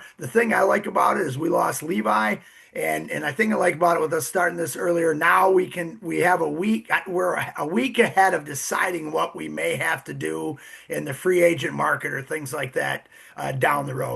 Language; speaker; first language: English; native; English